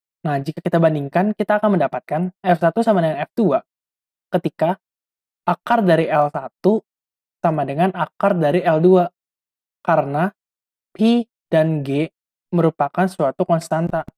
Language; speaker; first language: Indonesian; native; Indonesian